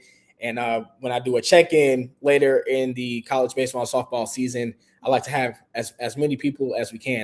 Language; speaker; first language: English; native; English